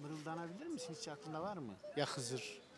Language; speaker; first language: Turkish; native; Turkish